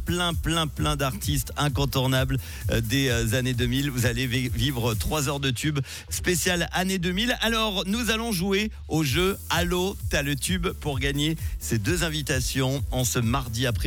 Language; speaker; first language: French; native; French